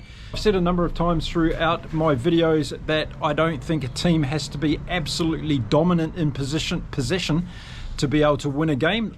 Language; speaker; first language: English; native; English